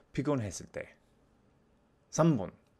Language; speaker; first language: Korean; non-native, learner; English